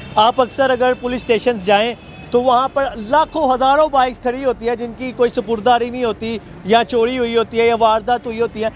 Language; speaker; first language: Urdu; native; Urdu